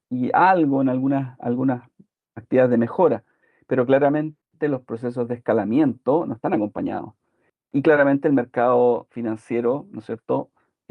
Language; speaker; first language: Spanish; native; Spanish